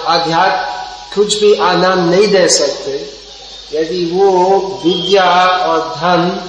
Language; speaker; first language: Hindi; non-native, fluent; English